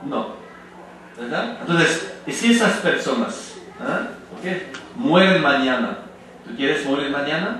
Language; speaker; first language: Spanish; non-native, fluent; French